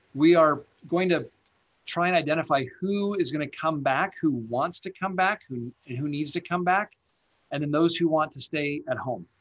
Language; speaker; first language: English; native; English